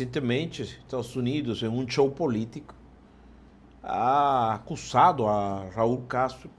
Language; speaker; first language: Portuguese; non-native, fluent; Spanish